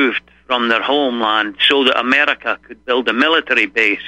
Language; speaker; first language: English; native; English